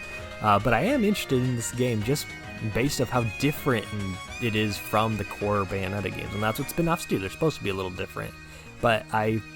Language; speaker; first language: English; native; English